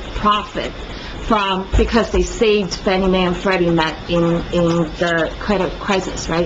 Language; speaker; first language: English; non-native, fluent; Chinese